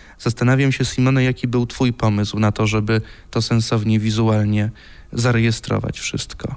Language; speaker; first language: Polish; native; Polish